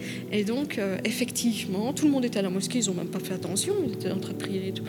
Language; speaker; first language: French; native; French